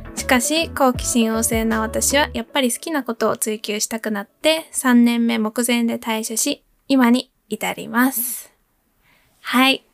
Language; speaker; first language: Japanese; early bilingual, heritage; Japanese